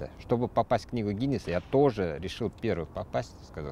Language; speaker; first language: Russian; native; Russian